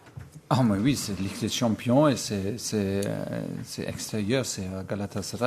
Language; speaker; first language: French; non-native, fluent; German